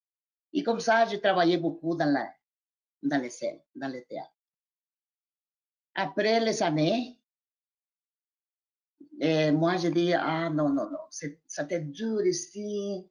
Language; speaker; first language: French; non-native, fluent; Spanish